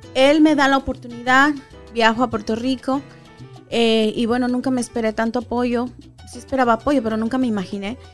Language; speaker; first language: Spanish; native; Spanish